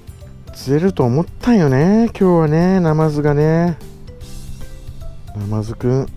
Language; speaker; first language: Japanese; native; Japanese